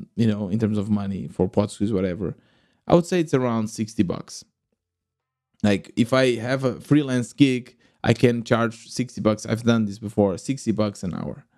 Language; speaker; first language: English; non-native, fluent; Portuguese